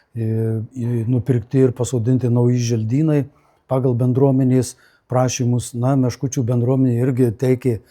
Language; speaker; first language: Lithuanian; native; Lithuanian